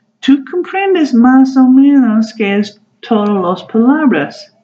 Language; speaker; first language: Spanish; non-native, learner; English